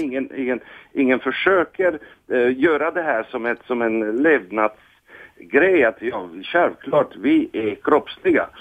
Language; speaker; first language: Swedish; non-native, fluent; Hungarian